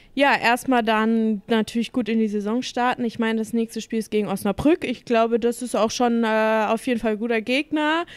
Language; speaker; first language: German; native; German